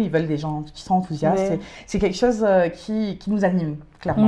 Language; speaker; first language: French; native; French